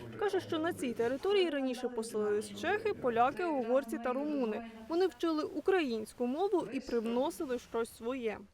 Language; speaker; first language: Ukrainian; native; Ukrainian